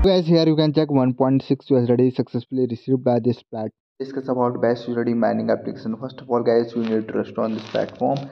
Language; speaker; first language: English; non-native, learner; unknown